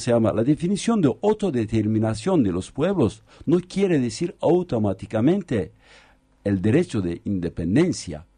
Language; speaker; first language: Spanish; non-native, fluent; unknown